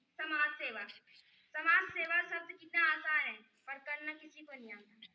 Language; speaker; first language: Hindi; non-native, local second language; Garhwali